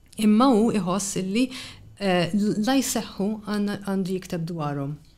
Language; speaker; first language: Maltese; native; Maltese